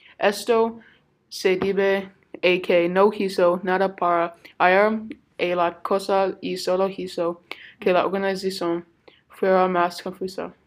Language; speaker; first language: Spanish; non-native, learner; English